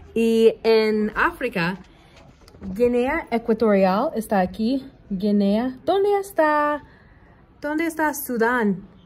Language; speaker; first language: Spanish; non-native, learner; English